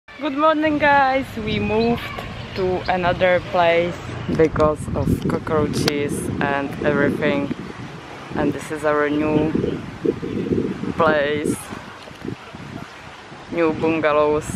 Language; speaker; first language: English; non-native, learner; Czech